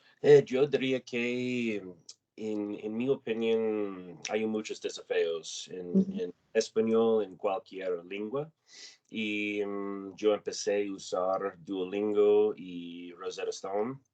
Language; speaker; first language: Spanish; non-native, learner; English